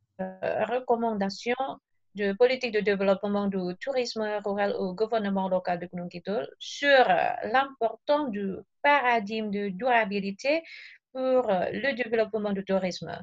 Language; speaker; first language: French; non-native, learner; Indonesian